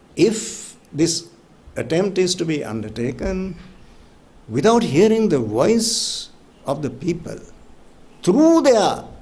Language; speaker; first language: English; non-native, local second language; Sinhala